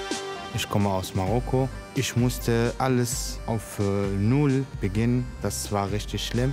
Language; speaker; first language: German; non-native, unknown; Arabic